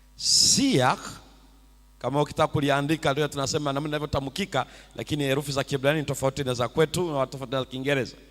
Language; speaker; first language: Swahili; native; Swahili